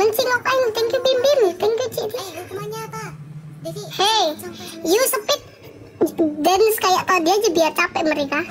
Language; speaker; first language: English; non-native, learner; Indonesian